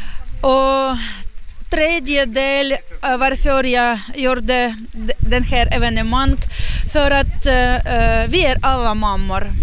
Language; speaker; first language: Swedish; non-native, learner; Ukrainian